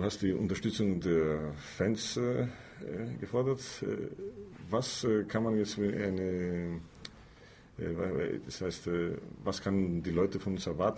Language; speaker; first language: German; non-native, fluent; Greek